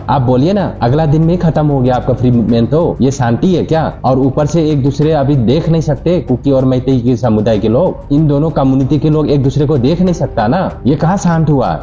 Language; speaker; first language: Hindi; non-native, local second language; Manipuri